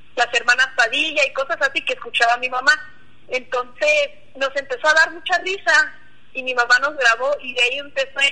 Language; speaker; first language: Spanish; non-native, local second language; Plautdietsch